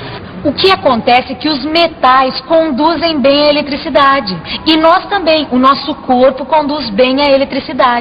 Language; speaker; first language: Portuguese; native; Portuguese